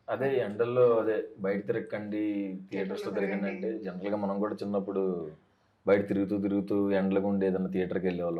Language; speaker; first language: Telugu; native; Telugu